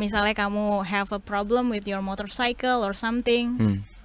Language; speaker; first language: Indonesian; native; Indonesian